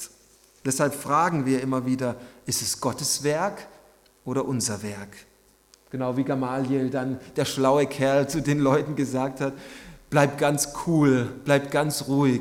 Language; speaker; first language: German; native; German